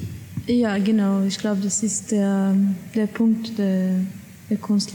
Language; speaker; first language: German; non-native, learner; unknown